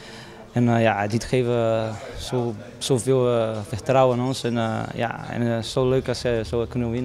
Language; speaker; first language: Dutch; non-native, fluent; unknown